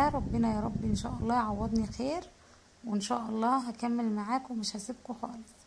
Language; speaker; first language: Arabic; native; Arabic